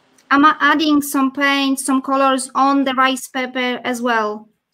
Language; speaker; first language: English; non-native, fluent; Polish